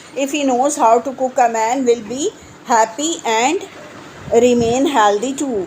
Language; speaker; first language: English; non-native, local second language; Urdu